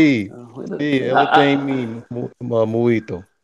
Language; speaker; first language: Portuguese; non-native, learner; English